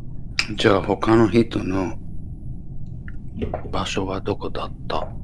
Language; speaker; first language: Japanese; non-native, learner; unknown